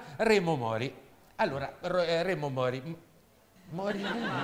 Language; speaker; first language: Italian; native; Italian